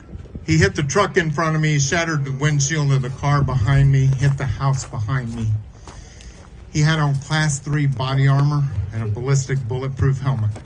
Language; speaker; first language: English; native; English